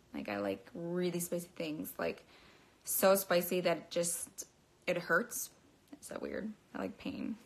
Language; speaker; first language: English; native; English